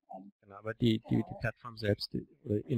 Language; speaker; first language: German; native; German